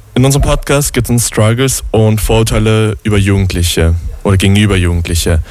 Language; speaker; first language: German; native; German